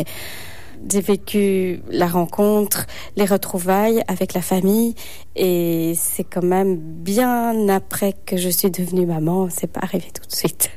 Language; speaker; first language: French; native; French